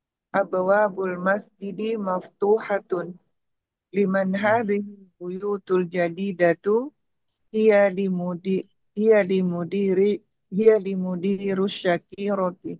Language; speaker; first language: Arabic; non-native, learner; Indonesian